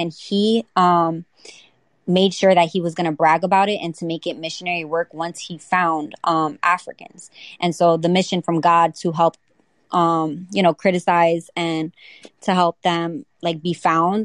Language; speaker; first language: English; native; English